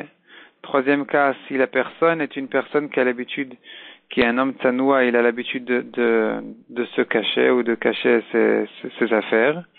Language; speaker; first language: French; native; French